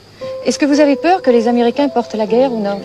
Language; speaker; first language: French; native; French